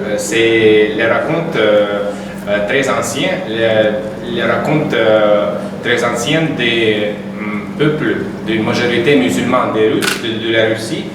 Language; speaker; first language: French; non-native, learner; Russian